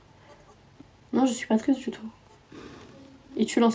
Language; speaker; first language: French; non-native, local second language; Arabic